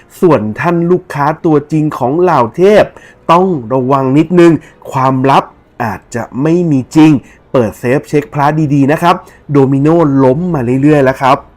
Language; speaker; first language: Thai; native; Thai